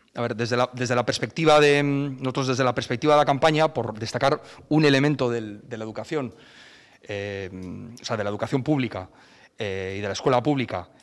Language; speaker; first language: Spanish; non-native, local second language; Basque